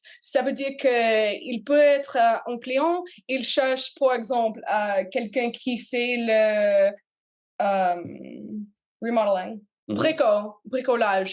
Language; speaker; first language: French; non-native, learner; English